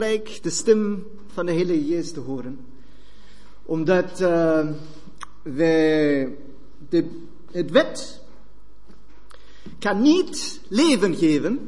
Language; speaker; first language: Dutch; non-native, fluent; German